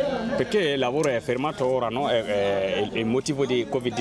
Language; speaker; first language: Italian; non-native, learner; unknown